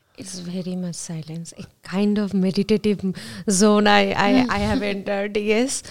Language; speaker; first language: English; non-native, local second language; Bangla